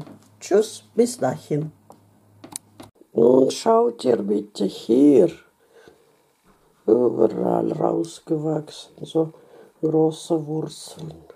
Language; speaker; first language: German; non-native, fluent; Russian